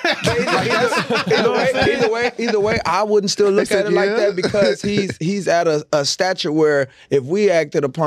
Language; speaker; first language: English; native; English